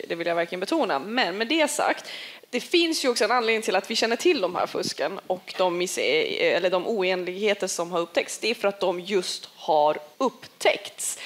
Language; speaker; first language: Swedish; early bilingual, other home language; Persian